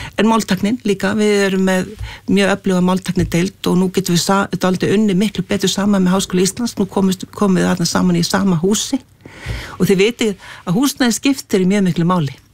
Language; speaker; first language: Icelandic; native; Icelandic